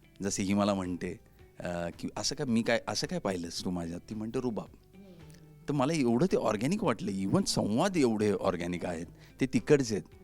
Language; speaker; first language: Marathi; native; Marathi